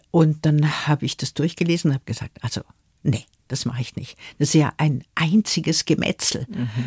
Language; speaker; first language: German; native; German